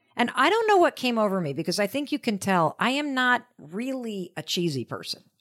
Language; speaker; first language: English; native; English